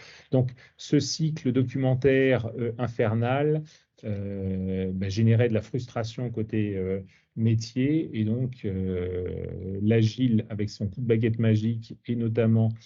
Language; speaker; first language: French; native; French